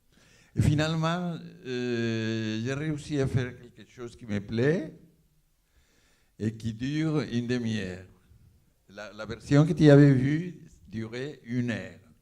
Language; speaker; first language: French; non-native, fluent; Spanish